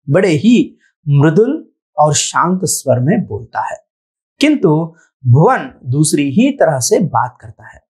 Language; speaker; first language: Hindi; non-native, local second language; Telugu